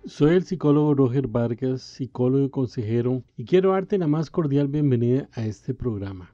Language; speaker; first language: Spanish; native; Spanish